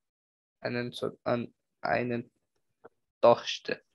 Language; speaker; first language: German; non-native, learner; Portuguese